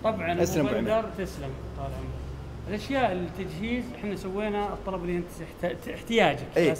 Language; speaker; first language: Arabic; native; Arabic